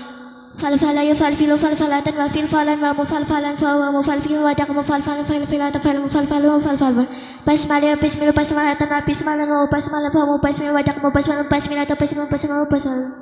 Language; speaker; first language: Arabic; non-native, learner; Javanese